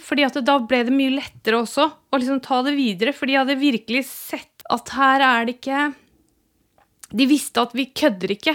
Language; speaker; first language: Norwegian; native; Norwegian